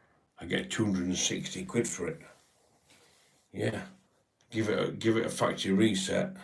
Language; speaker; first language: English; native; English